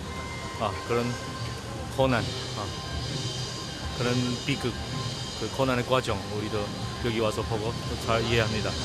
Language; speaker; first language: Korean; non-native, fluent; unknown